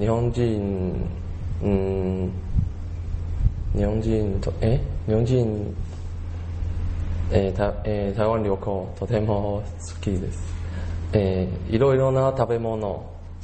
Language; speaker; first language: Japanese; non-native, learner; Chinese